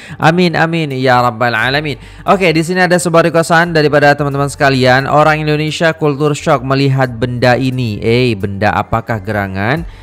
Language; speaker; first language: Indonesian; native; Indonesian